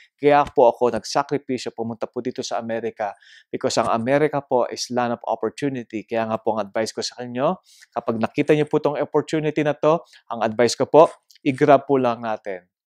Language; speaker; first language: Filipino; native; Filipino